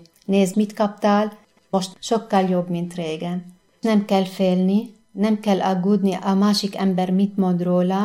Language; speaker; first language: Hungarian; non-native, fluent; Arabic